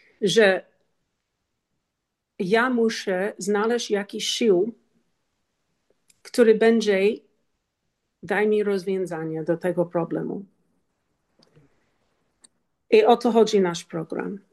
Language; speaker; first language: Polish; non-native, learner; English